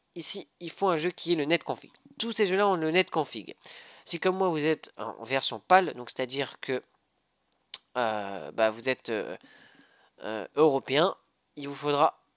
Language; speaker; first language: French; native; French